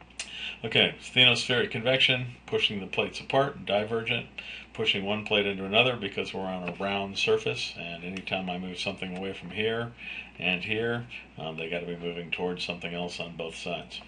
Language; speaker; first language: English; native; English